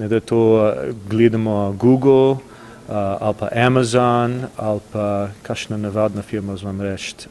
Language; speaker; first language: Slovenian; early bilingual, heritage; English